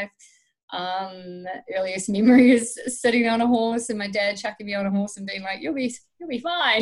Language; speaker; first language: English; native; English